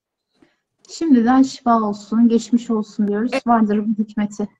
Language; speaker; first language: Turkish; native; Turkish